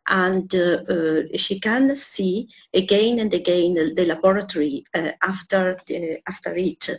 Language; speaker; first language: English; non-native, fluent; Italian